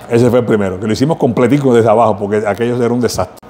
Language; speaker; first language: Spanish; native; Spanish